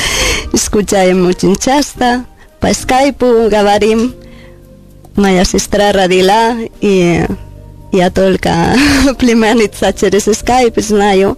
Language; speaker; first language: Russian; non-native, learner; Spanish